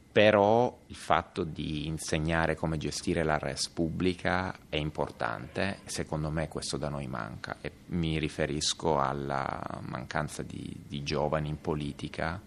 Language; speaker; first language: Italian; native; Italian